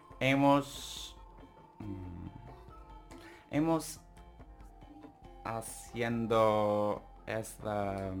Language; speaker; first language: Spanish; non-native, learner; English